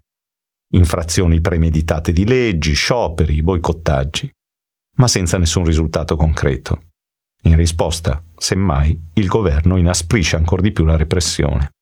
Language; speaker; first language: Italian; native; Italian